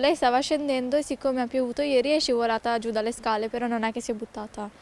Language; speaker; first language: Italian; native; Italian